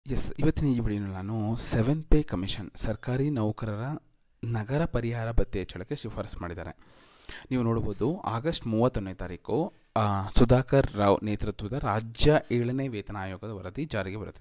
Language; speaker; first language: Kannada; native; Kannada